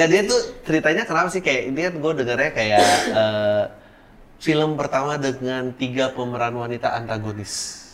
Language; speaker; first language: Indonesian; native; Indonesian